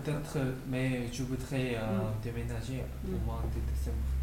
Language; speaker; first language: French; non-native, learner; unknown